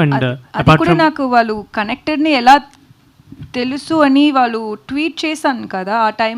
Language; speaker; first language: Telugu; non-native, learner; Tamil